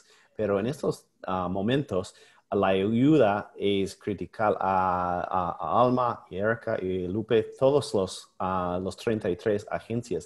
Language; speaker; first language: Spanish; non-native, learner; English